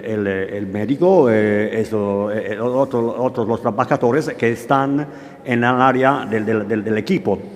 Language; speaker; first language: Spanish; non-native, learner; Italian